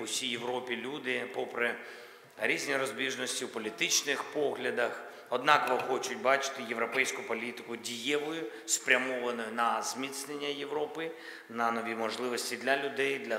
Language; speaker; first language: Ukrainian; non-native, local second language; Russian